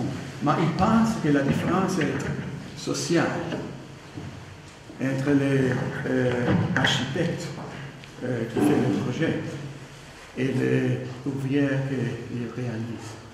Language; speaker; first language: French; non-native, learner; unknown